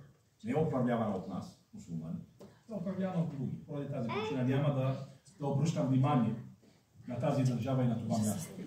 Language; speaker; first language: Bulgarian; non-native, fluent; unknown